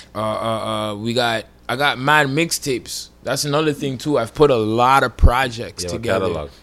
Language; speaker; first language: English; native; English